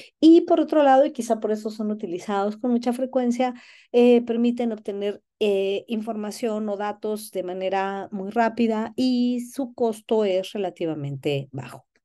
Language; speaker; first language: Spanish; native; Spanish